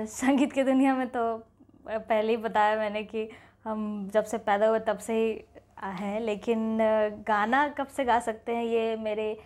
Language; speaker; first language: Hindi; native; Hindi